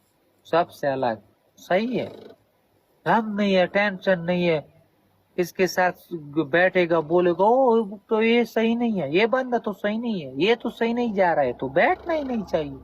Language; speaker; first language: Hindi; non-native, fluent; Pashto